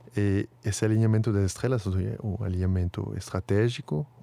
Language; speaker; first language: Portuguese; non-native, fluent; French